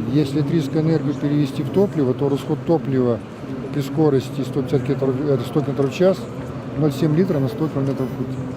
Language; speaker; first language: Russian; native; Russian